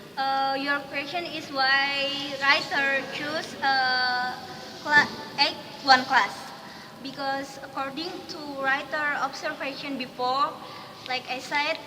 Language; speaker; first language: English; non-native, learner; Indonesian